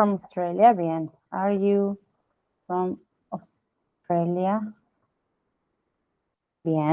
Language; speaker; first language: English; non-native, fluent; Spanish